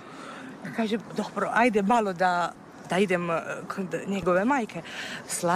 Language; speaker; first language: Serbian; non-native, fluent; Italian